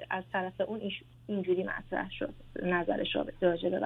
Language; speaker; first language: Persian; native; Persian